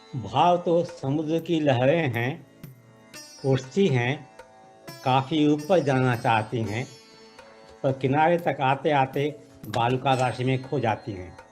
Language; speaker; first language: Hindi; native; Hindi